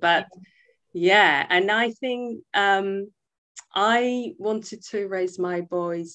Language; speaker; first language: English; non-native, fluent; Czech